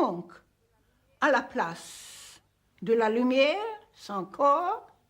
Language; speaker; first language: French; non-native, fluent; Hungarian